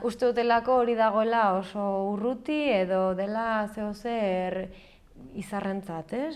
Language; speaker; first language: Basque; native; Basque